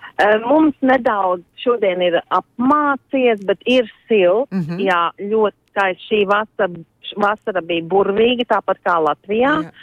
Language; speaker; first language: Latvian; native; Latvian